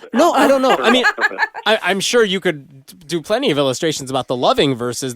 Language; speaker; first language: English; native; English